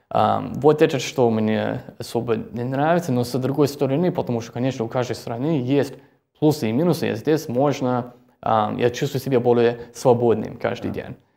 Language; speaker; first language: Russian; non-native, fluent; English